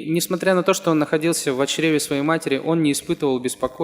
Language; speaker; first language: Russian; native; Russian